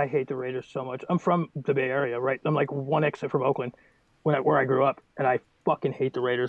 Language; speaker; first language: English; native; English